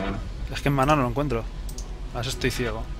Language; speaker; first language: Spanish; native; Spanish